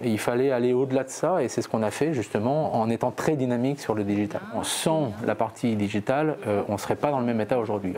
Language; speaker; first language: French; native; French